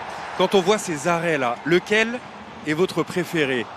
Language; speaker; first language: French; native; French